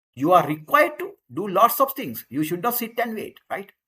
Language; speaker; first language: English; non-native, local second language; Sinhala